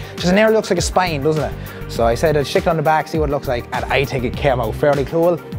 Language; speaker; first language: English; native; English